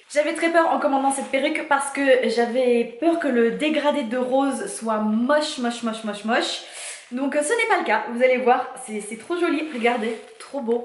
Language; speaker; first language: French; native; French